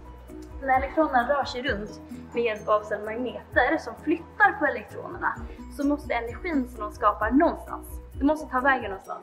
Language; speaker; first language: Swedish; native; Swedish